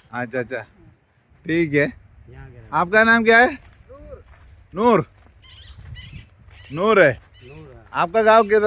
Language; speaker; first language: Hindi; non-native, local second language; Malayalam